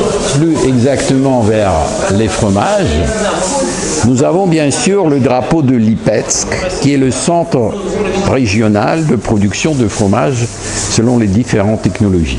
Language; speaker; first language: French; non-native, fluent; Russian